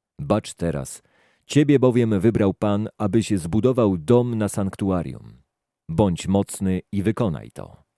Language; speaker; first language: Polish; native; Polish